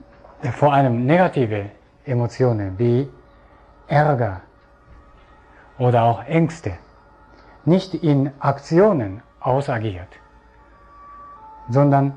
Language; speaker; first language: German; non-native, fluent; Japanese